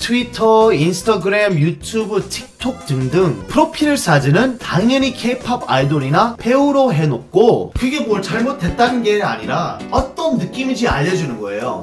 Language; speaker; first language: Korean; non-native, fluent; English